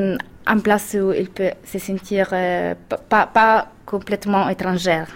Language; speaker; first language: French; non-native, fluent; Italian